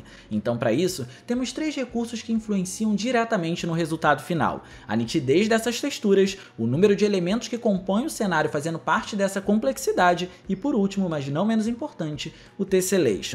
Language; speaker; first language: Portuguese; native; Portuguese